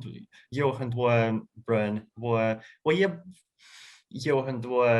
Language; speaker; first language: Chinese; non-native, fluent; Russian